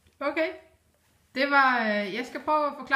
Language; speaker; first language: Danish; native; Danish